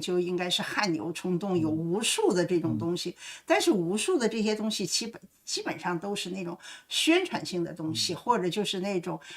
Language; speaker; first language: Chinese; native; Chinese